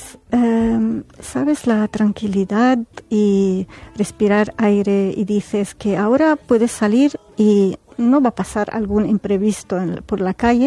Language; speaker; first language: Spanish; non-native, fluent; Arabic